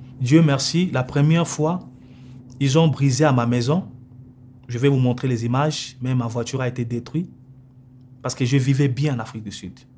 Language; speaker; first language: French; non-native, local second language; Lingala